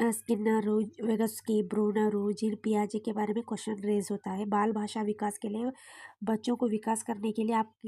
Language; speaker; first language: Hindi; non-native, local second language; Kannada